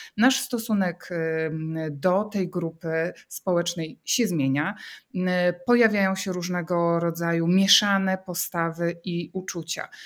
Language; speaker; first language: Polish; native; Polish